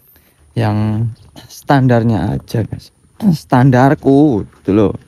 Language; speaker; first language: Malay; non-native, local second language; Javanese